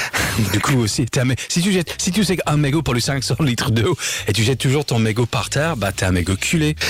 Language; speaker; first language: French; non-native, fluent; English